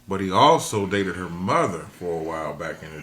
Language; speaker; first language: English; native; English